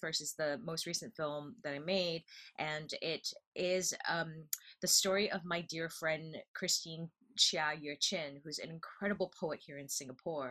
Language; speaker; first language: English; native; English